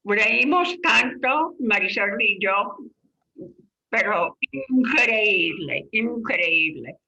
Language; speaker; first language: Spanish; non-native, fluent; English